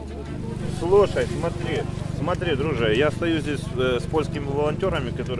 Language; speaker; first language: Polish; non-native, learner; Ukrainian